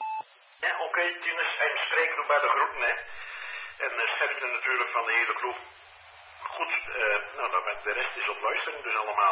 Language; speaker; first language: Dutch; native; Dutch